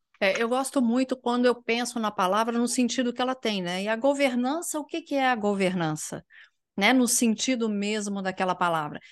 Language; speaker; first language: Portuguese; native; Portuguese